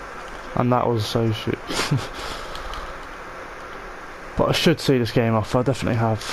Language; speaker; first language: English; native; English